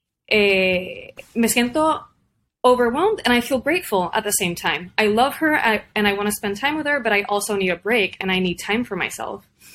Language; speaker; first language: English; non-native, local second language; Spanish